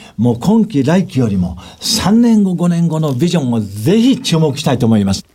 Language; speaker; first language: Japanese; native; Japanese